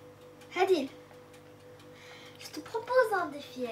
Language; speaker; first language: French; non-native, local second language; Arabic